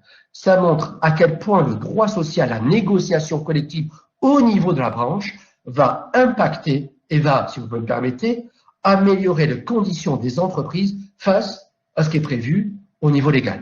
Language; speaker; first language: French; native; French